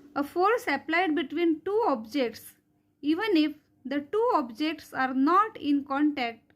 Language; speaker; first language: English; non-native, local second language; Marathi